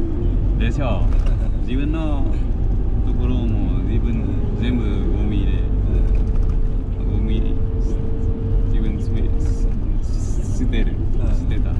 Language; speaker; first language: Japanese; non-native, learner; Vietnamese